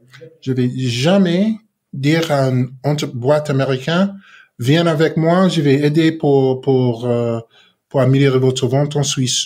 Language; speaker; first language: French; non-native, learner; English